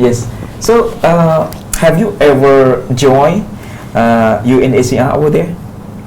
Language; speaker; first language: English; non-native, fluent; Pattani Malay